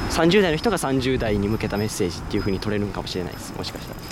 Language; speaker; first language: Japanese; native; Japanese